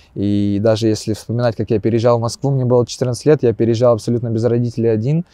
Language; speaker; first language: Russian; native; Russian